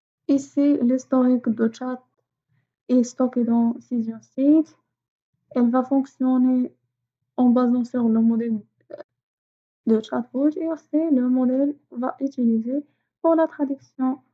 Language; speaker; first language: French; non-native, fluent; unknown